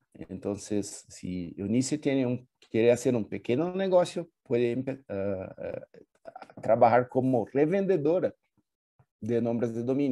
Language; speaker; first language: Spanish; non-native, fluent; Portuguese